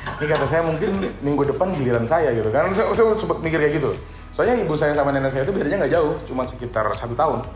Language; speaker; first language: Indonesian; non-native, local second language; Banjar